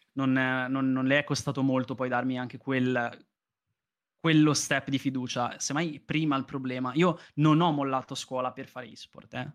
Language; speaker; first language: Italian; native; Italian